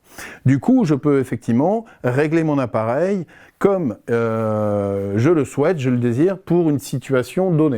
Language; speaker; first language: French; native; French